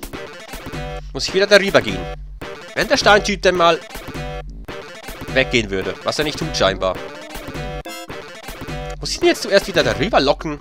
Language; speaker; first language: German; native; German